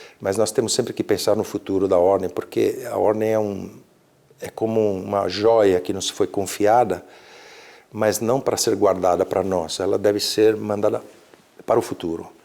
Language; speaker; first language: Portuguese; early bilingual, other home language; Italian